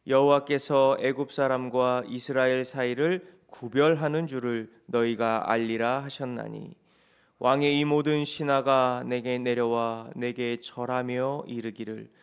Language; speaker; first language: Korean; native; Korean